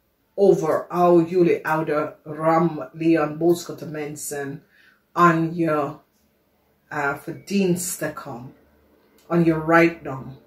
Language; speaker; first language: Dutch; non-native, learner; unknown